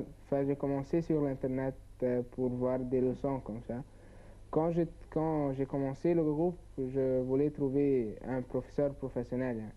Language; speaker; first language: French; non-native, learner; Arabic